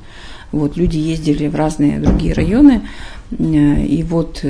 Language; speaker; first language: Russian; native; Russian